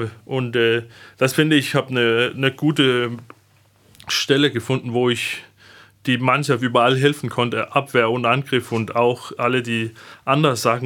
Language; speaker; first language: German; non-native, fluent; Danish